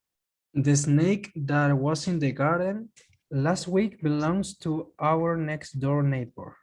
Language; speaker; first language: English; non-native, learner; Spanish